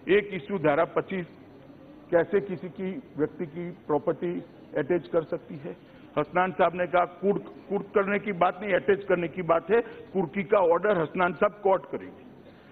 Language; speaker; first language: Hindi; non-native, local second language; Gujarati